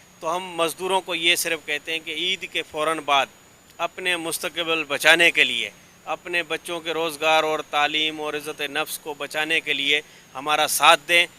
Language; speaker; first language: Urdu; non-native, local second language; Sindhi